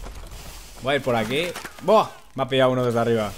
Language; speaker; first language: Spanish; native; Spanish